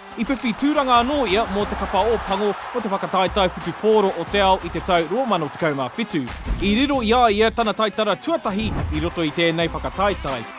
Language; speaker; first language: Māori; non-native, local second language; English